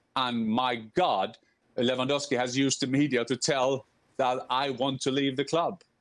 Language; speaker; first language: English; non-native, fluent; Norwegian